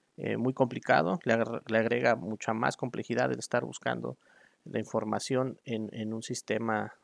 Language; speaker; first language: Spanish; native; Spanish